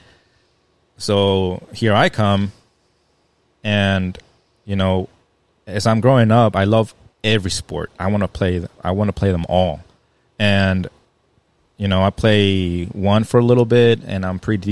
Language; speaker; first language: English; native; English